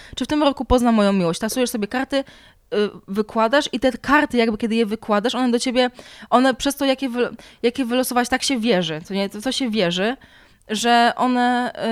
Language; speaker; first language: Polish; native; Polish